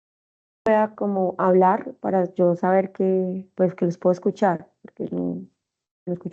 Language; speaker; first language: Spanish; native; Spanish